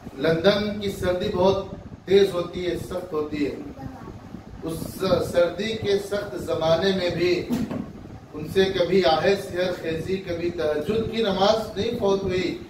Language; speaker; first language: Urdu; native; Urdu